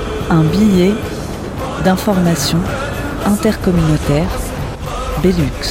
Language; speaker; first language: French; native; French